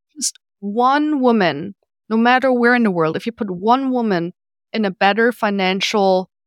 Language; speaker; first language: English; non-native, fluent; German